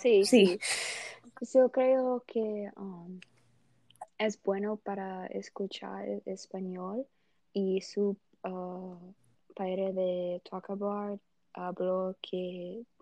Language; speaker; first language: Spanish; early bilingual, heritage; Portuguese